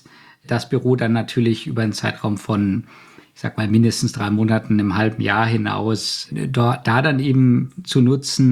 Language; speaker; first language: German; native; German